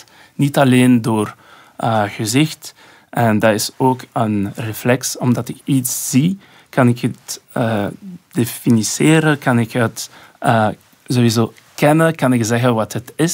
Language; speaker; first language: Dutch; non-native, local second language; French